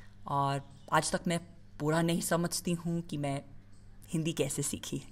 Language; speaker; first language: Hindi; non-native, fluent; English